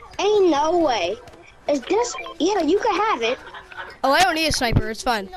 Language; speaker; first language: English; native; English